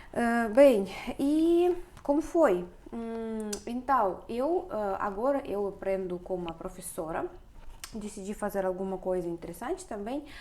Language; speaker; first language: Portuguese; non-native, fluent; Russian